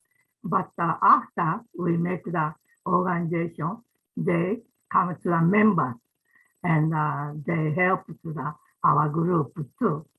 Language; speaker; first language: English; non-native, learner; Japanese